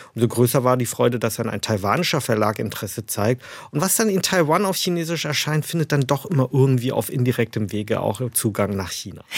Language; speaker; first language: German; early bilingual, other home language; Chinese